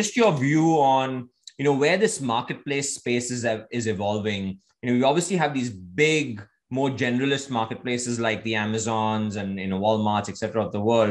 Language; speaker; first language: English; non-native, local second language; Hindi